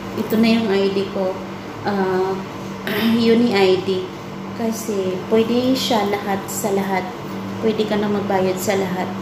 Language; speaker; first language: Filipino; non-native, local second language; Cebuano